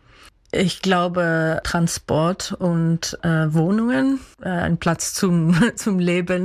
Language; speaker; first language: German; non-native, fluent; Dutch